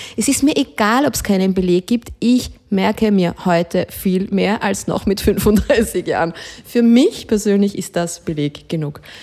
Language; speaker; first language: German; early bilingual, other home language; Spanish